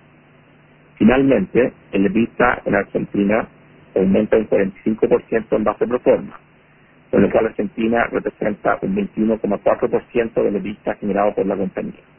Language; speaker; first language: Spanish; native; Spanish